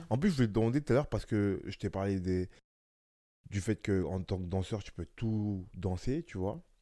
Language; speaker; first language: French; native; French